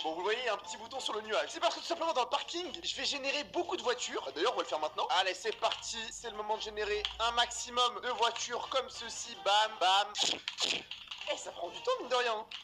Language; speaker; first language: French; native; French